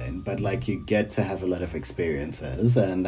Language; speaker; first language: English; non-native, local second language; Yoruba